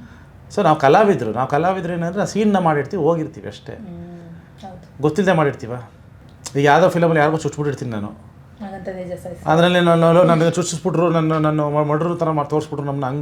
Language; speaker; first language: Kannada; native; Kannada